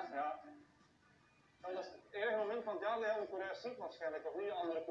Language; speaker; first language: Dutch; native; Dutch